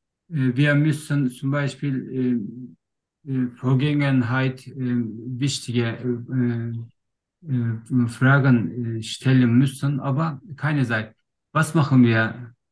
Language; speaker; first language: German; non-native, learner; Turkish